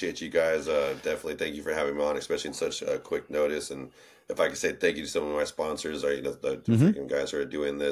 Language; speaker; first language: English; native; English